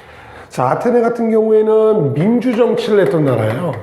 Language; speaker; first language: Korean; native; Korean